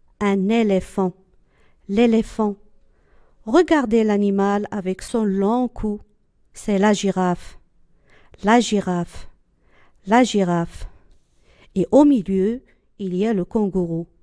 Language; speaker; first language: French; non-native, local second language; Arabic